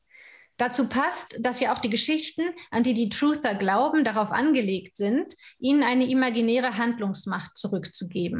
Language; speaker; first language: German; native; German